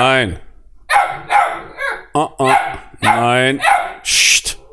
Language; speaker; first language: German; native; German